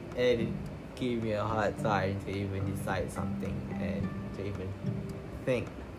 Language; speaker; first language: English; non-native, local second language; Malay